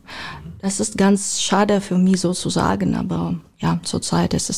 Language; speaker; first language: German; non-native, learner; Ukrainian